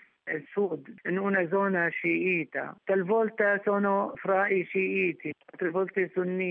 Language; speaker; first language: Italian; non-native, fluent; Arabic